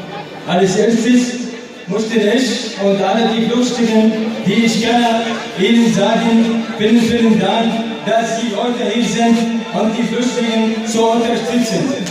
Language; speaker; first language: German; non-native, learner; Arabic